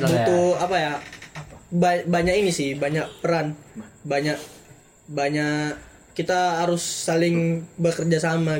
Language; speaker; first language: Indonesian; native; Indonesian